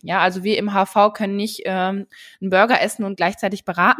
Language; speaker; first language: German; native; German